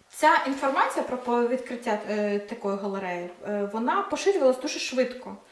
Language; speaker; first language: Ukrainian; non-native, local second language; Russian